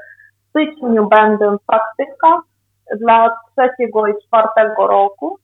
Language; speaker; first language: Polish; non-native, fluent; Ukrainian